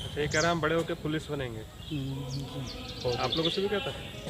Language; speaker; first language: Hindi; native; Hindi